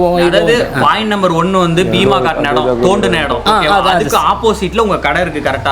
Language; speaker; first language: Tamil; native; Tamil